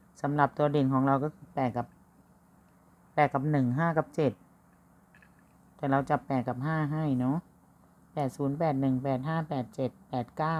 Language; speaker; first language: Thai; native; Thai